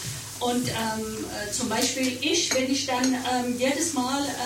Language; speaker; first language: German; non-native, learner; Persian